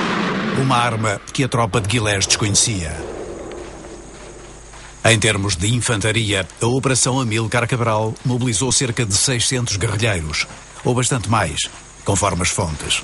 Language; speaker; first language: Portuguese; native; Portuguese